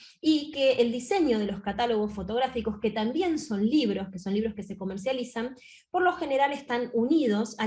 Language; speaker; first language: Spanish; native; Spanish